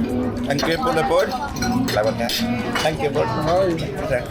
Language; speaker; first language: English; non-native, learner; Korean